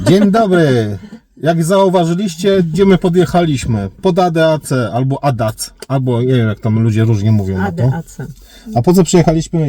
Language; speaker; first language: Polish; native; Polish